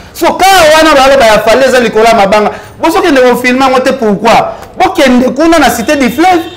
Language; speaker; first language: Lingala; native; Lingala